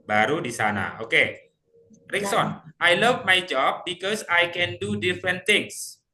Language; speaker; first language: English; non-native, fluent; Indonesian